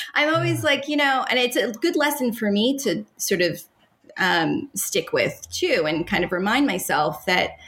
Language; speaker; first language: English; native; English